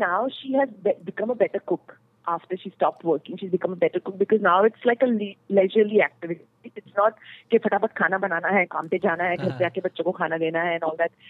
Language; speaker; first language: English; non-native, local second language; Hindi